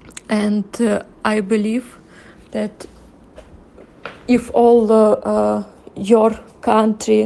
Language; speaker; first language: English; non-native, learner; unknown